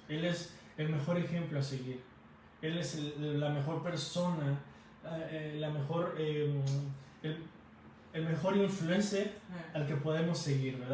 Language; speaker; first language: Spanish; native; Spanish